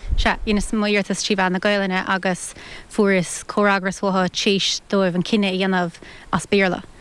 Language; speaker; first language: Irish; native; Irish